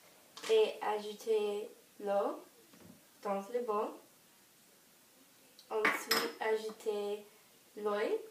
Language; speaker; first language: French; non-native, learner; English